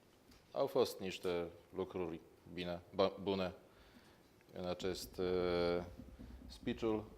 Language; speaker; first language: Romanian; non-native, learner; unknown